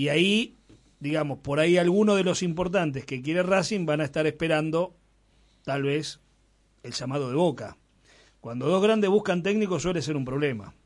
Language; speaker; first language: Spanish; native; Spanish